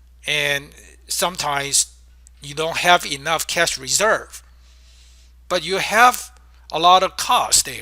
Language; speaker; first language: English; non-native, fluent; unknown